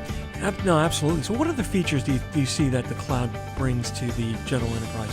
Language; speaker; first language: English; native; English